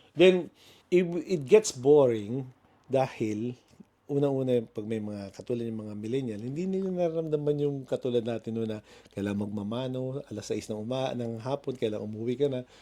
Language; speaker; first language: Filipino; native; Filipino